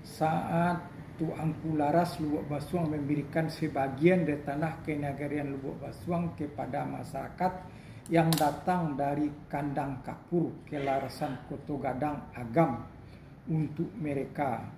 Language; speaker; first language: Indonesian; non-native, local second language; Minangkabau